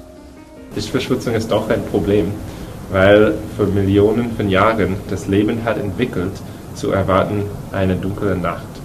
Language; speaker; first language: German; non-native, learner; English